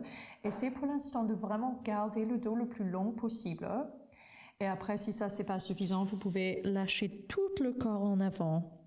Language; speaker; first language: French; non-native, fluent; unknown